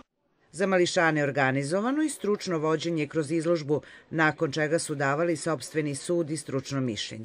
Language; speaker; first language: Serbian; native; Serbian